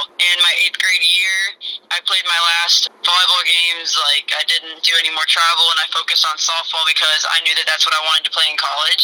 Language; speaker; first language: English; native; English